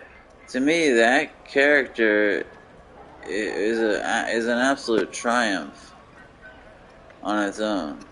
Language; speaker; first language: English; native; English